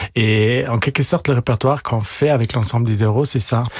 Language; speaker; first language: French; non-native, fluent; German